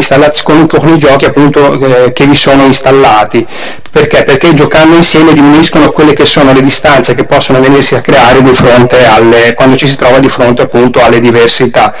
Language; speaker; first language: Italian; native; Italian